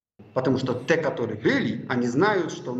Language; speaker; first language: Russian; non-native, fluent; Polish